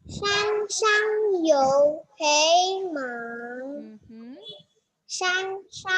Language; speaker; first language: Chinese; non-native, learner; Indonesian